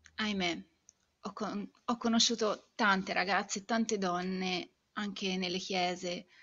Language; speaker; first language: Italian; native; Italian